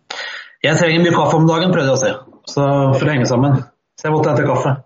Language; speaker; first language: Norwegian; native; Norwegian